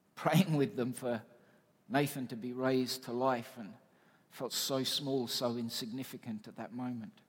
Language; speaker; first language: English; native; English